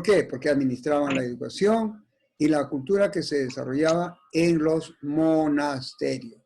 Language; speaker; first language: Spanish; native; Spanish